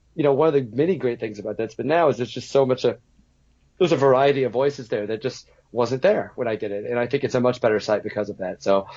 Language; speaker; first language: English; native; English